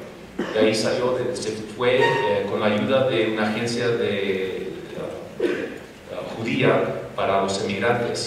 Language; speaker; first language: Spanish; non-native, fluent; English